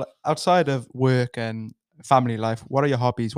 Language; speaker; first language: English; native; English